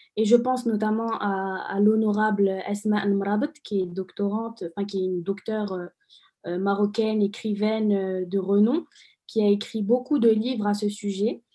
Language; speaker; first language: French; non-native, local second language; Arabic